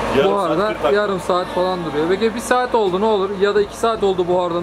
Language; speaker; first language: Turkish; native; Turkish